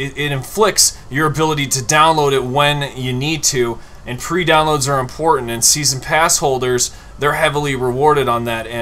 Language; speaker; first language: English; native; English